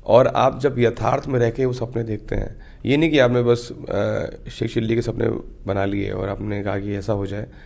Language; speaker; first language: Hindi; native; Hindi